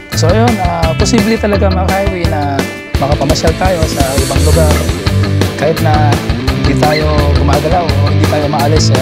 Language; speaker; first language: Filipino; non-native, local second language; Cebuano